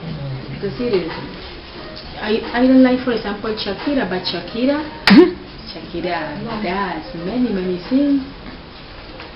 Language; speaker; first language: English; non-native, learner; Spanish